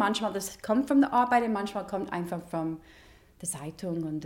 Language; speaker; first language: German; non-native, learner; English